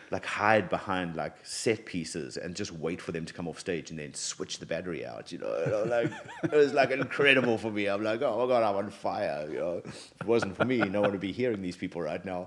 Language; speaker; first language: English; native; English